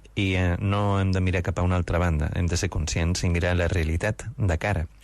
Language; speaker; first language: Catalan; native; Catalan